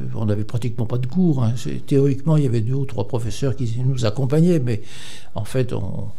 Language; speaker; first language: French; native; French